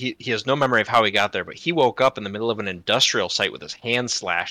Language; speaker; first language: English; native; English